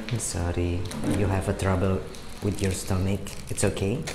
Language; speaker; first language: English; non-native, learner; Indonesian